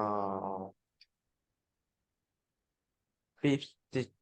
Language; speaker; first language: English; non-native, learner; Vietnamese